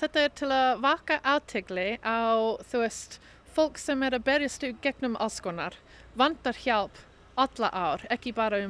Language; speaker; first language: Icelandic; non-native, learner; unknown